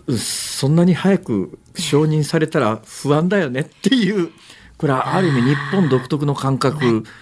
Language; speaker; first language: Japanese; native; Japanese